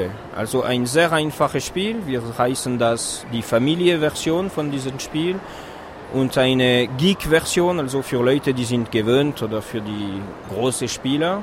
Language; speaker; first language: German; non-native, fluent; French